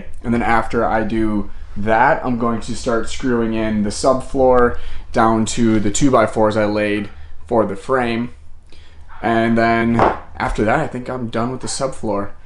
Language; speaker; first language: English; native; English